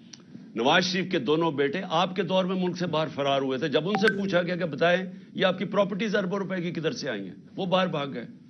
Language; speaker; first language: Urdu; native; Urdu